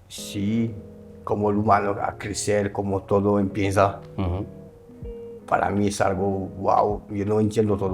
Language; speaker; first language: Spanish; non-native, learner; French